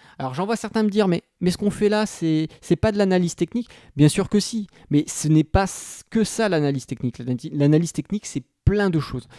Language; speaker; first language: French; native; French